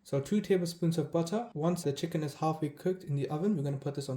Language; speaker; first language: English; early bilingual, other home language; Tamil